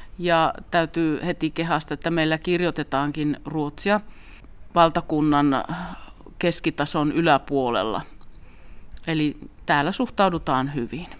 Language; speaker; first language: Finnish; native; Finnish